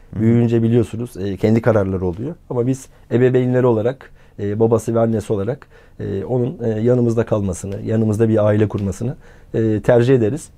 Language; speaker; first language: Turkish; native; Turkish